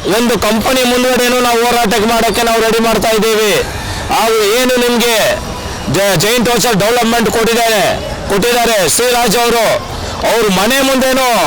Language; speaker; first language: Kannada; native; Kannada